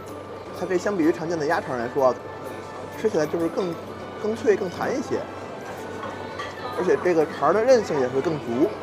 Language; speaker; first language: Chinese; native; Chinese